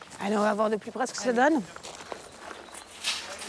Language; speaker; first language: French; native; French